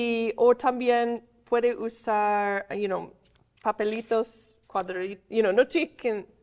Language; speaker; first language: Spanish; non-native, fluent; English